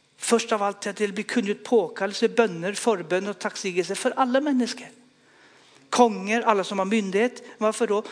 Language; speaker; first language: Swedish; native; Swedish